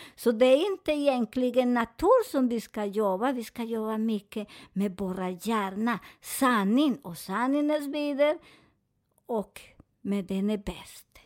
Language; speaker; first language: Swedish; non-native, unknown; Spanish